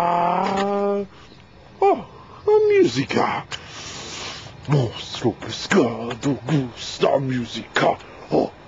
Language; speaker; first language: Spanish; non-native, learner; English